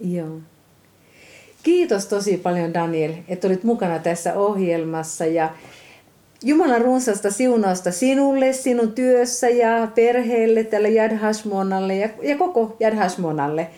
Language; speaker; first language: Finnish; native; Finnish